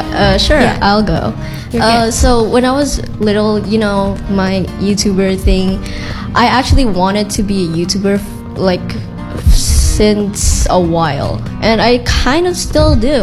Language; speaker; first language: English; non-native, fluent; Indonesian